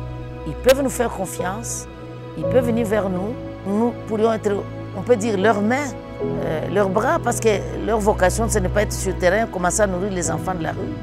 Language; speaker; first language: French; non-native, local second language; Swahili